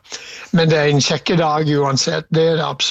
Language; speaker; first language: Norwegian; non-native, fluent; English